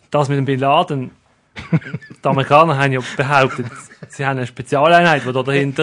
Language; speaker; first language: German; native; German